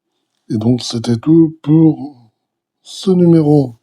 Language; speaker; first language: French; native; French